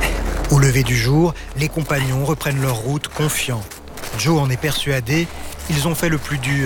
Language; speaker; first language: French; native; French